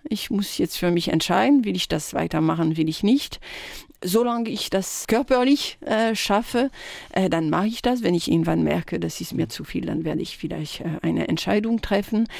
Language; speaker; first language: German; non-native, fluent; French